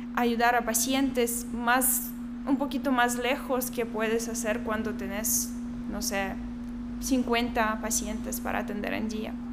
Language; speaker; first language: Spanish; non-native, fluent; Russian